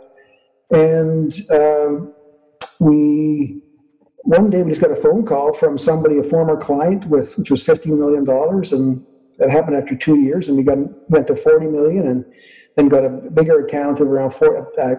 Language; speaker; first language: English; native; English